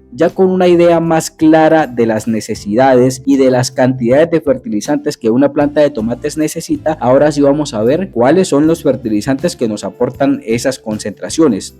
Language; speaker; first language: Spanish; native; Spanish